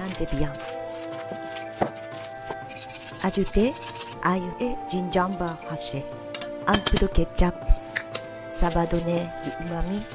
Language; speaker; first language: French; non-native, learner; Japanese